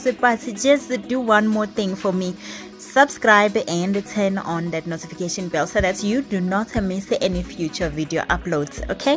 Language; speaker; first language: English; non-native, local second language; Zulu